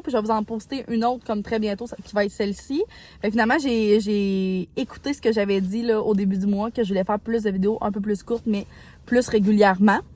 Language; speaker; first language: French; native; French